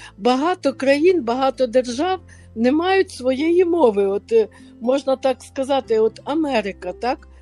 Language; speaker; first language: Ukrainian; native; Ukrainian